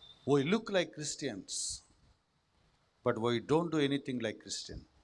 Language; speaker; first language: English; non-native, local second language; Telugu